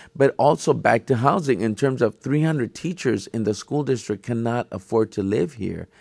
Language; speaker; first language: English; native; English